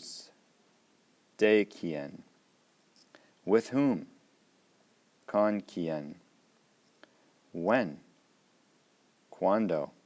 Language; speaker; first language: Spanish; non-native, fluent; English